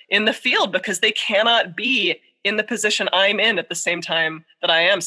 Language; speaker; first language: English; native; English